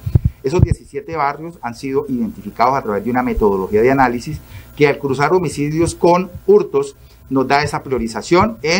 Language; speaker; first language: Spanish; native; Spanish